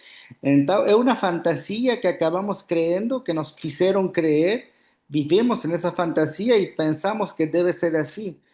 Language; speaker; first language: Portuguese; non-native, fluent; Spanish